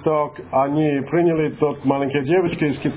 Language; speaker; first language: Russian; non-native, fluent; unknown